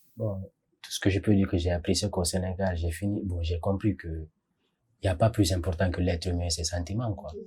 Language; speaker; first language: French; non-native, fluent; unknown